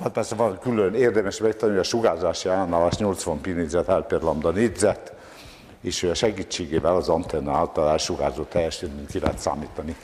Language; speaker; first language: Hungarian; native; Hungarian